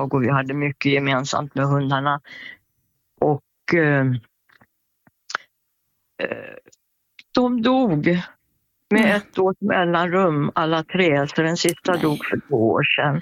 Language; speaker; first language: Swedish; native; Swedish